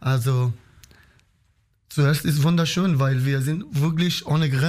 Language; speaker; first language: German; non-native, learner; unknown